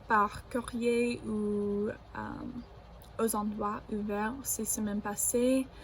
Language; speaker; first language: French; non-native, learner; English